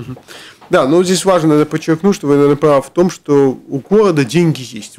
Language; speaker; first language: Russian; native; Russian